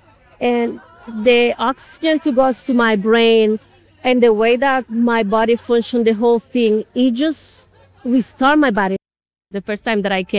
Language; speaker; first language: English; non-native, fluent; Spanish